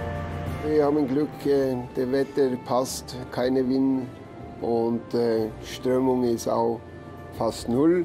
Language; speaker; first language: German; non-native, fluent; Norwegian